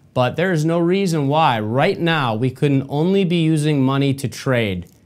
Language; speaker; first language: English; native; English